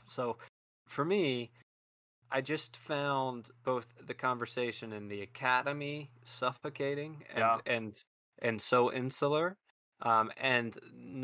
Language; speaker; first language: English; native; English